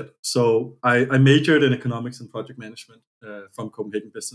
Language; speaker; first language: English; non-native, fluent; Danish